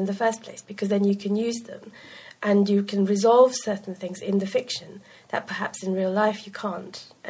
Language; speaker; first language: English; non-native, local second language; Sinhala